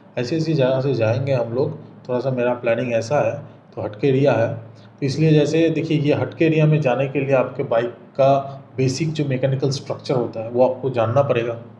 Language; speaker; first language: Hindi; non-native, local second language; Bangla